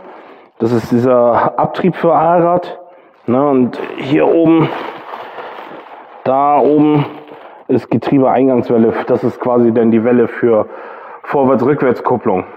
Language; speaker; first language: German; native; German